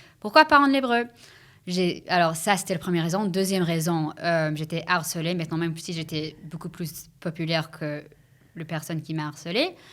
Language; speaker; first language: French; early bilingual, heritage; English